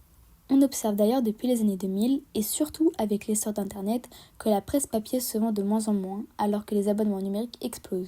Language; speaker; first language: French; native; French